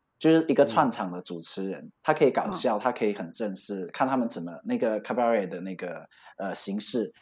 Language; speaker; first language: Chinese; native; Chinese